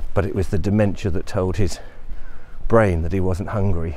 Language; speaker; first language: English; native; English